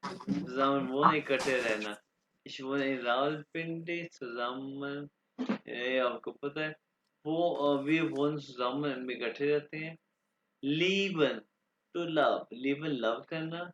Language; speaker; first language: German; non-native, learner; Urdu